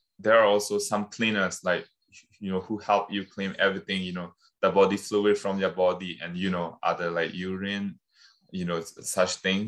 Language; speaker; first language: English; non-native, fluent; Burmese